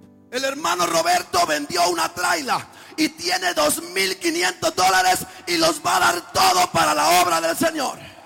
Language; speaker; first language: Spanish; native; Spanish